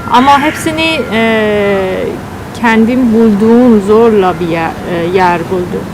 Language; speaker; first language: Turkish; non-native, learner; Persian